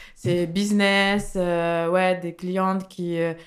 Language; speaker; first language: French; non-native, learner; Russian